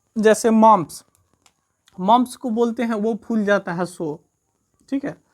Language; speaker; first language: Hindi; native; Hindi